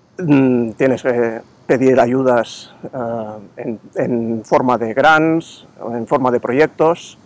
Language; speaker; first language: Spanish; native; Spanish